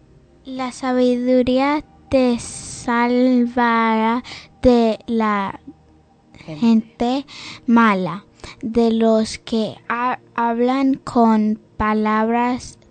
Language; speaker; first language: Spanish; early bilingual, heritage; English